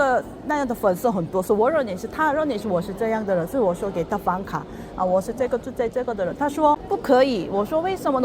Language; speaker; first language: Chinese; non-native, fluent; Korean